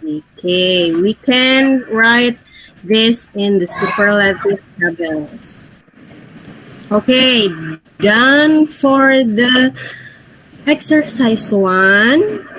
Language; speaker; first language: English; non-native, fluent; Indonesian